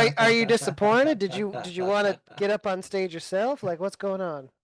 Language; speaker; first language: English; native; English